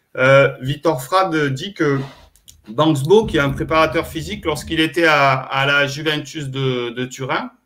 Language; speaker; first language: French; native; French